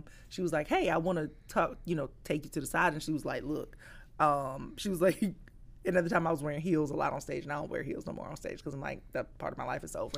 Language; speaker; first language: English; native; English